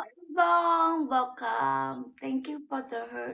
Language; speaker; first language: English; non-native, learner; Vietnamese